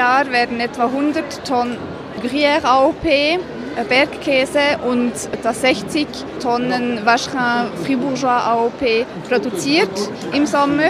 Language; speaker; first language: German; native; German